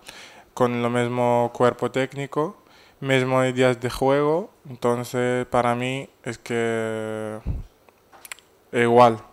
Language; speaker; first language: Spanish; non-native, fluent; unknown